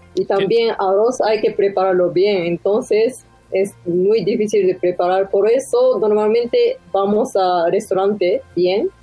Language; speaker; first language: Spanish; non-native, learner; Japanese